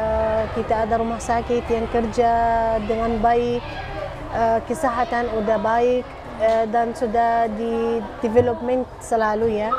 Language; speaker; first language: Indonesian; non-native, fluent; Arabic